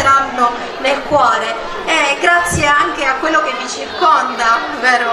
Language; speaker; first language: Italian; native; Italian